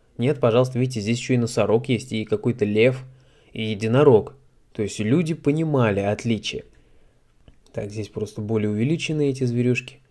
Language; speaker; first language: Russian; native; Russian